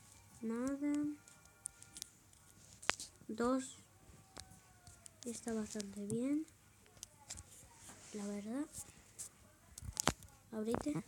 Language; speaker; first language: Spanish; native; Spanish